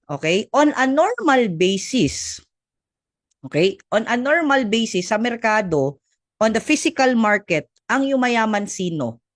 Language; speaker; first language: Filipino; non-native, local second language; Cebuano